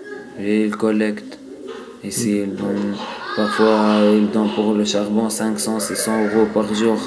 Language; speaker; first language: French; non-native, learner; Arabic